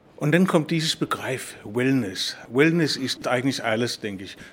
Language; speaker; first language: German; non-native, fluent; Danish